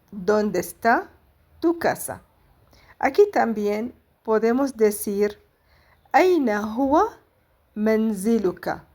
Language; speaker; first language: Spanish; non-native, fluent; Arabic